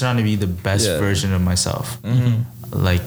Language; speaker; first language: English; early bilingual, other home language; Chinese